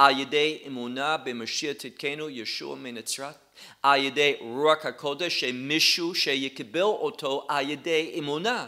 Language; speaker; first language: Hebrew; non-native, fluent; English